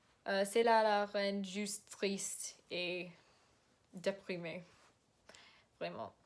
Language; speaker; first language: French; non-native, learner; English